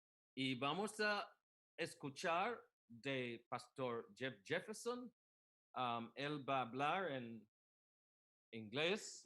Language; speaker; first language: Spanish; non-native, learner; English